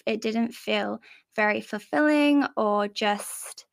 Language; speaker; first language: English; native; English